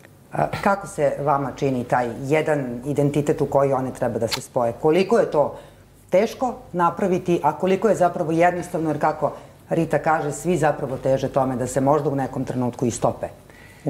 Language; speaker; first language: Serbian; native; Serbian